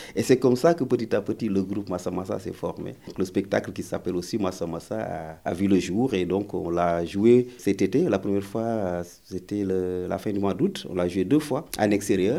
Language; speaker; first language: French; non-native, local second language; Wolof